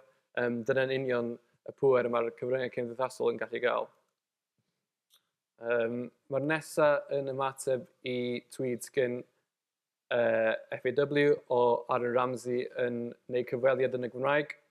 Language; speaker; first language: Welsh; native; Welsh